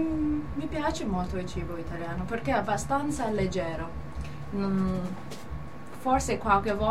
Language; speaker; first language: Italian; non-native, learner; Cantonese